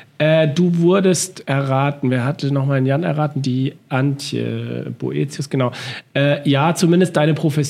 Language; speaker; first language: German; native; German